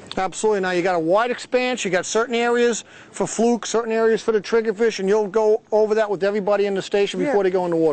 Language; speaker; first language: English; native; English